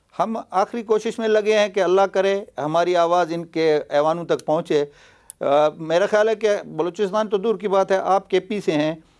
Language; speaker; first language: Urdu; non-native, local second language; Baluchi